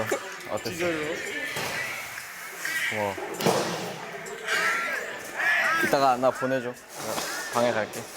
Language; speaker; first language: Korean; early bilingual, other home language; Vietnamese